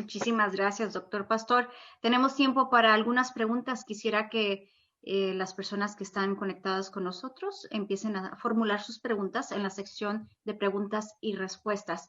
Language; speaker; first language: Spanish; native; Spanish